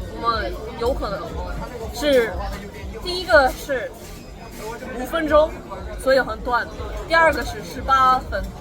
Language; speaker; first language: Chinese; non-native, learner; Korean